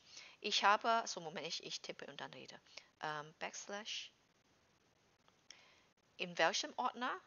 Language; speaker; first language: German; non-native, fluent; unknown